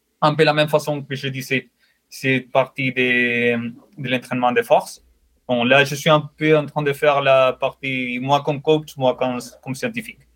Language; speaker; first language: French; non-native, fluent; Spanish